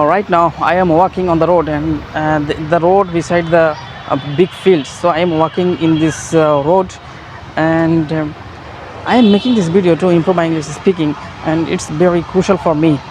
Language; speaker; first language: English; non-native, learner; Bangla